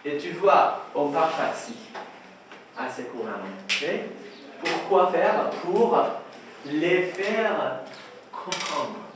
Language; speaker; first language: French; non-native, fluent; Persian